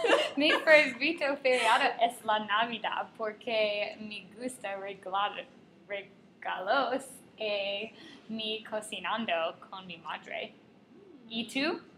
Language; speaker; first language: Spanish; non-native, learner; English